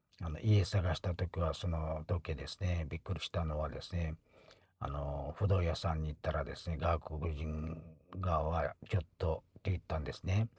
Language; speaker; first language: Japanese; non-native, fluent; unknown